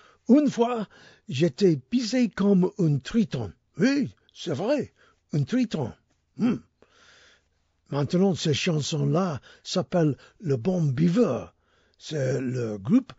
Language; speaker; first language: French; non-native, learner; English